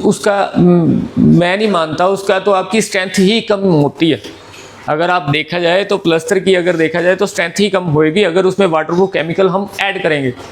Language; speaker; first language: Hindi; non-native, local second language; Punjabi